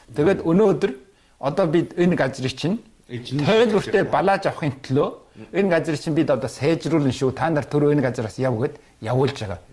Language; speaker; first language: Mongolian; native; Mongolian